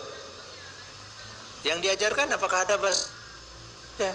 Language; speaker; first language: Indonesian; native; Indonesian